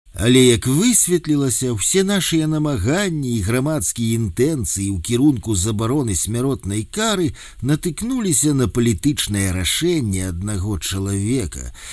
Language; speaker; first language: Belarusian; native; Belarusian